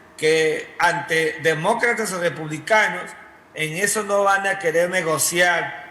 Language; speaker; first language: Spanish; native; Spanish